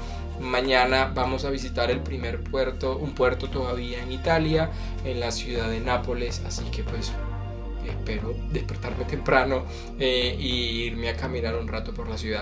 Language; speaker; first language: Spanish; native; Spanish